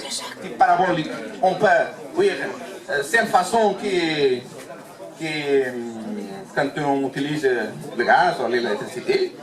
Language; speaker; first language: French; non-native, learner; Portuguese